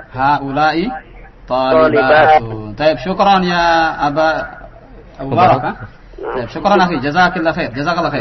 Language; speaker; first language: Arabic; non-native, learner; Indonesian